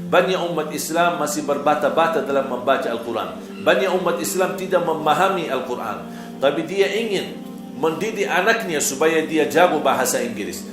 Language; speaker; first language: Malay; non-native, fluent; Arabic